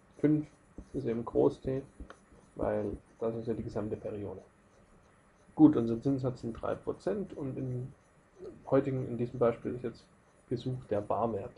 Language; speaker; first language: German; native; German